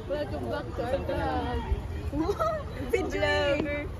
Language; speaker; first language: Filipino; native; Filipino